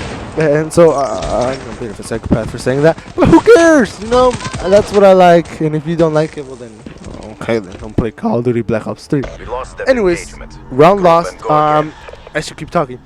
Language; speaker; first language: English; native; English